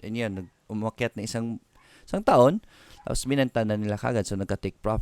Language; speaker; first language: Filipino; native; Filipino